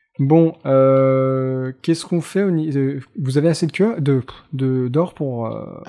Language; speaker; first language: French; native; French